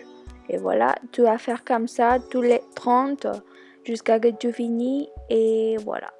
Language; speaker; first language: French; non-native, learner; Spanish